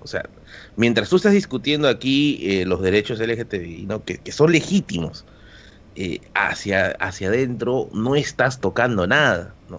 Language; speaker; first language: Spanish; native; Spanish